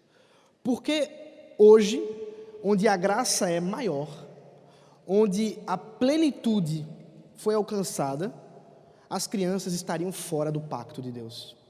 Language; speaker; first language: Portuguese; native; Portuguese